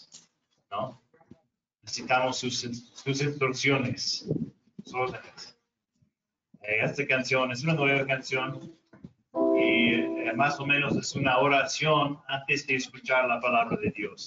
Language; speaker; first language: Spanish; non-native, fluent; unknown